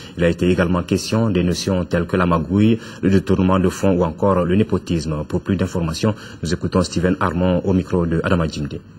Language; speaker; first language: French; non-native, local second language; Bambara